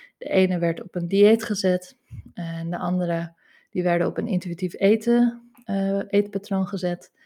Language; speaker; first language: Dutch; native; Dutch